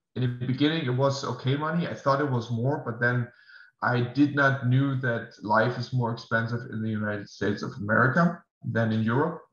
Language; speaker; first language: English; non-native, fluent; German